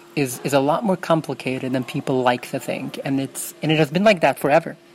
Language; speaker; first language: English; early bilingual, other home language; Yiddish